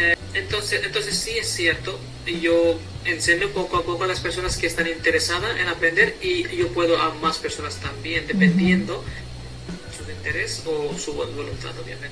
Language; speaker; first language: Spanish; non-native, fluent; Hindi